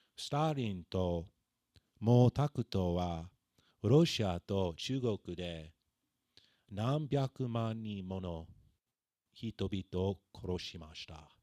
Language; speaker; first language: Japanese; non-native, fluent; English